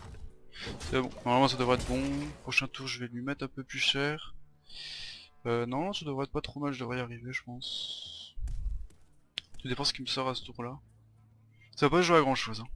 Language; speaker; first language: French; native; French